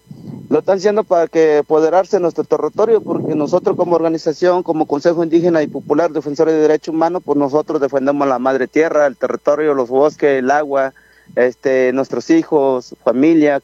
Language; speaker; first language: Spanish; non-native, local second language; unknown